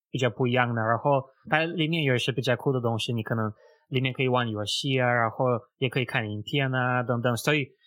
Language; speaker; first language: Chinese; non-native, fluent; Russian